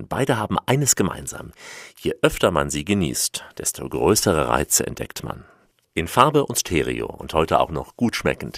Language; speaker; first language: German; native; German